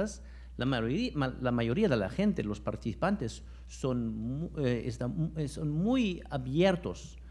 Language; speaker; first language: Spanish; non-native, fluent; German